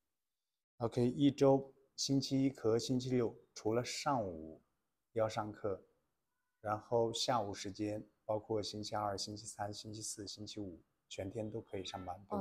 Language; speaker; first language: Chinese; native; Chinese